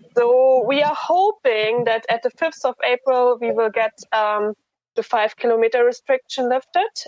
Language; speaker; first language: English; non-native, fluent; German